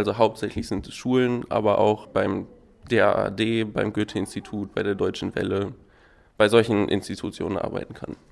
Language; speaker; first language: German; native; German